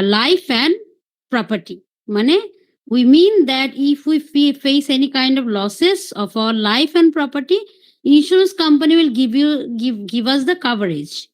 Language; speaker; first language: English; non-native, local second language; Bangla